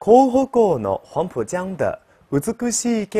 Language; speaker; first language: Japanese; non-native, fluent; Chinese